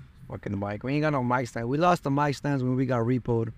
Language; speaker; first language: English; early bilingual, other home language; Spanish